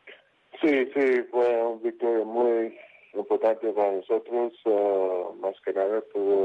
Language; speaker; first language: Spanish; non-native, fluent; English